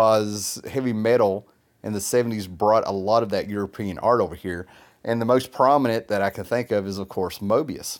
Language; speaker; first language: English; native; English